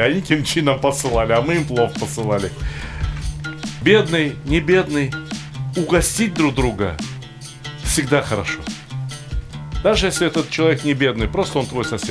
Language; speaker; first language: Russian; native; Russian